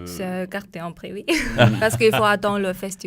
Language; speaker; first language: French; non-native, fluent; Chinese